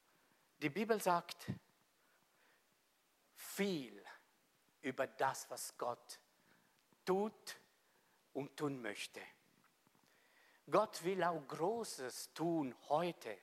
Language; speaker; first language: German; non-native, fluent; Italian